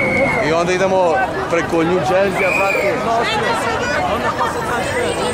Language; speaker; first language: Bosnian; early bilingual, heritage; Serbian